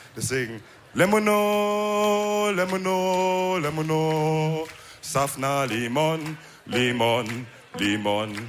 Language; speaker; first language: German; early bilingual, other home language; Wolof